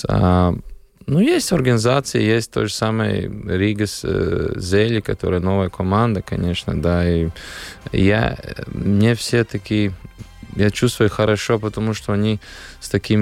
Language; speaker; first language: Russian; non-native, local second language; Latvian